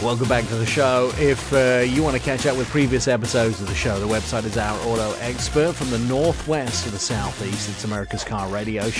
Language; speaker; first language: English; native; English